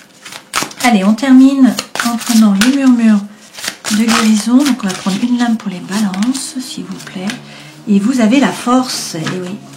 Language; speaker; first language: French; native; French